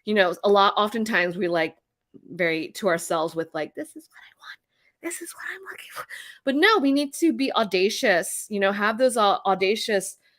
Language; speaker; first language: English; native; English